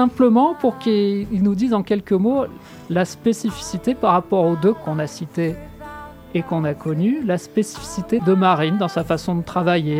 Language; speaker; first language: French; native; French